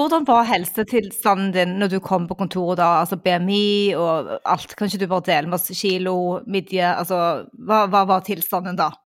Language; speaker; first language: Norwegian; native; Norwegian